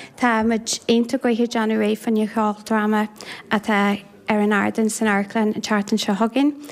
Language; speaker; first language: Irish; native; Irish